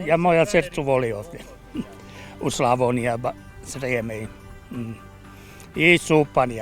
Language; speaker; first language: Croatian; non-native, learner; Finnish